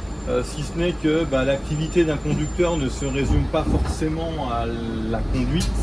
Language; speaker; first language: French; native; French